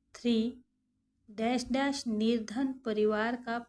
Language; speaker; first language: Hindi; non-native, local second language; Marathi